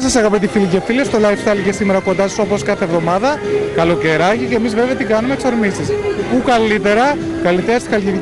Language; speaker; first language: Greek; native; Greek